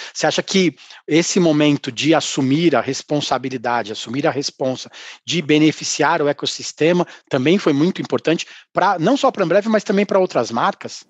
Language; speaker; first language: Portuguese; native; Portuguese